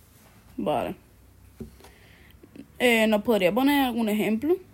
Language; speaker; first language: Spanish; native; Spanish